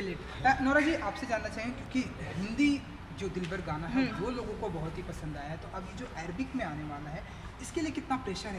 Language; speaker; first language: Hindi; native; Hindi